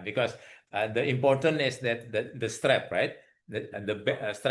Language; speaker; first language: English; non-native, learner; Indonesian